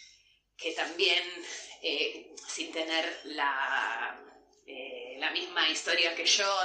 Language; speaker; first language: Spanish; non-native, fluent; Italian